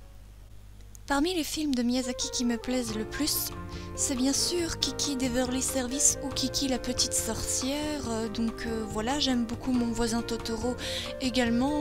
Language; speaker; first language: French; native; French